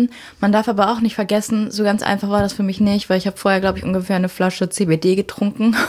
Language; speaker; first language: German; native; German